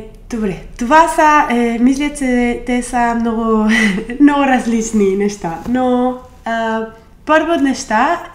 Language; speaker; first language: Bulgarian; non-native, learner; Spanish